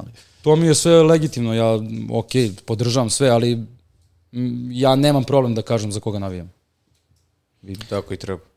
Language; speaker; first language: Serbian; native; Serbian